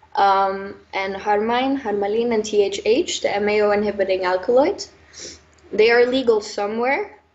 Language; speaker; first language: English; non-native, fluent; Norwegian